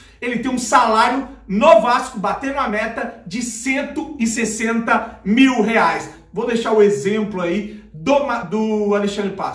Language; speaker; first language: Portuguese; native; Portuguese